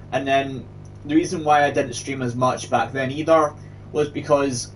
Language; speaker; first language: English; native; English